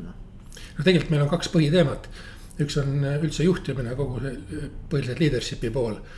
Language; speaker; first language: Estonian; native; Estonian